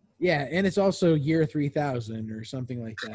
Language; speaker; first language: English; native; English